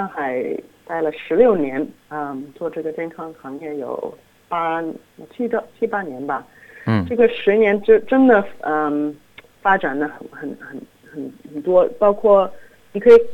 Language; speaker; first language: Chinese; non-native, fluent; English